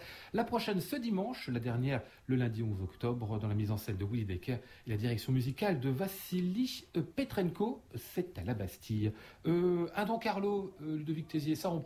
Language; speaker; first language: French; native; French